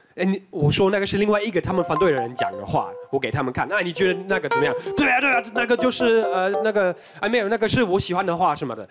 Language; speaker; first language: Chinese; non-native, fluent; German